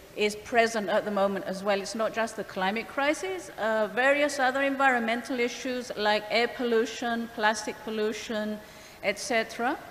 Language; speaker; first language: English; non-native, fluent; Greek